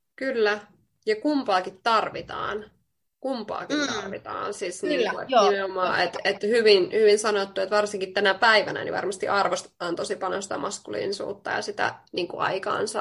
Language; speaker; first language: Finnish; native; Finnish